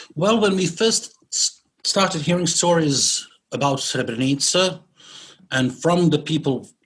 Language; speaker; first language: English; non-native, fluent; Bosnian